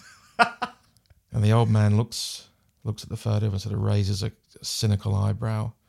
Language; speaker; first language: English; native; English